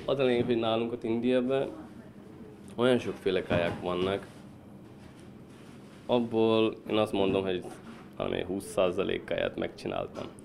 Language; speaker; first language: Hungarian; non-native, learner; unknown